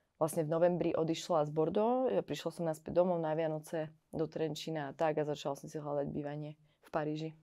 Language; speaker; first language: Slovak; native; Slovak